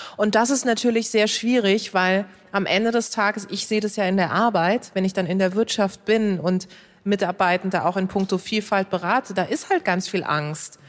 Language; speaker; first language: German; native; German